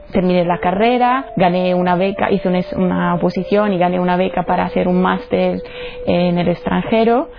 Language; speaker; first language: Spanish; non-native, fluent; Italian